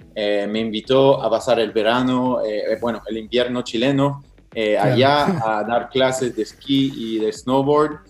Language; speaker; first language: Spanish; non-native, fluent; English